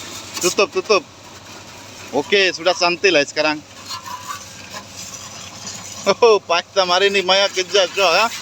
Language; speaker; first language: Indonesian; non-native, learner; Bangla